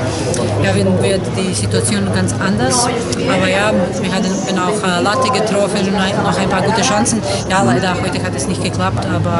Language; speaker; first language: German; non-native, fluent; Serbian